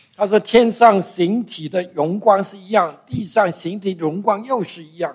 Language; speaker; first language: Chinese; non-native, local second language; Cantonese